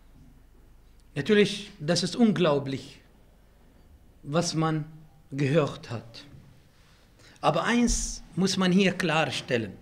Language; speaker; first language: German; non-native, fluent; Arabic